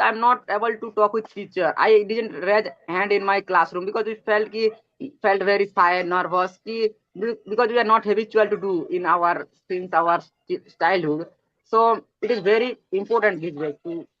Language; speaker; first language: English; non-native, learner; Odia